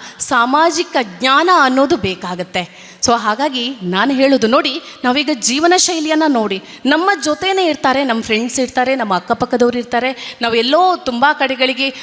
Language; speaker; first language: Kannada; non-native, local second language; Tulu